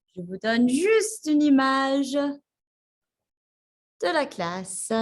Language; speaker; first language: French; non-native, fluent; English